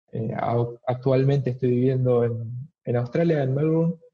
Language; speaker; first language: Spanish; native; Spanish